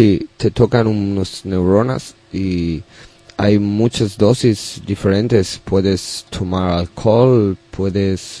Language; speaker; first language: Spanish; non-native, learner; English